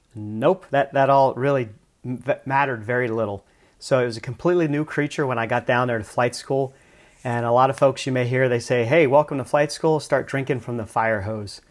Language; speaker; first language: English; native; English